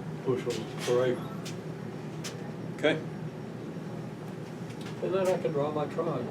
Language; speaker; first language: English; native; English